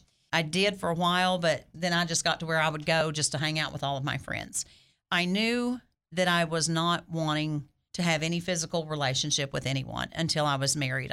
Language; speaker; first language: English; native; English